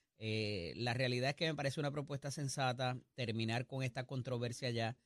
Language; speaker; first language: Spanish; native; Spanish